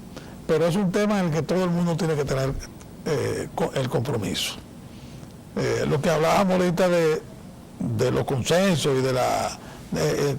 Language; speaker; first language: Spanish; native; Spanish